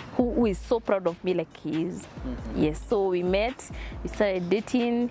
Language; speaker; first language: English; non-native, local second language; Kikuyu